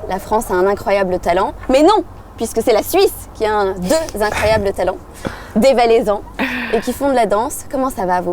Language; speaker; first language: French; native; French